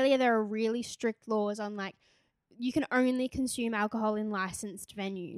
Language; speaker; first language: English; native; English